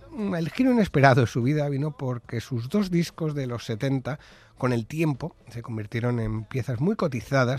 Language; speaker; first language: Spanish; native; Spanish